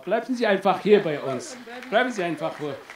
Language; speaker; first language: German; non-native, fluent; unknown